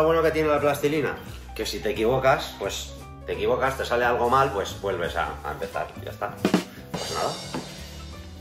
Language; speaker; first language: Spanish; native; Spanish